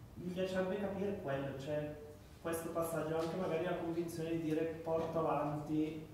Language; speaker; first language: Italian; native; Italian